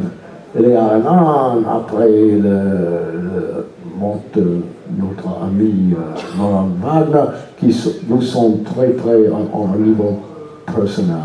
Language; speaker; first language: French; non-native, learner; English